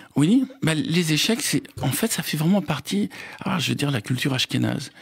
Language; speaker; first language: French; native; French